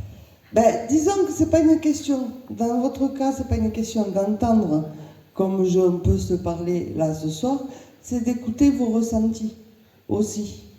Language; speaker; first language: French; native; French